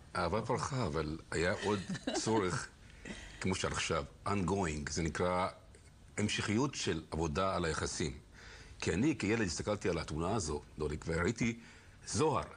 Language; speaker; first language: Hebrew; native; Hebrew